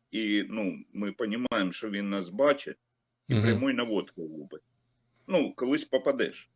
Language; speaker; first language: Ukrainian; non-native, local second language; Russian